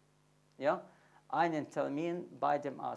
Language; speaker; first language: German; non-native, fluent; Arabic